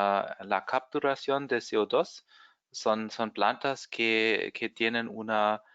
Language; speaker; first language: Spanish; non-native, fluent; German